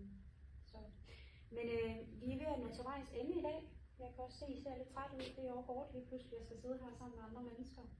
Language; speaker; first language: Danish; native; Danish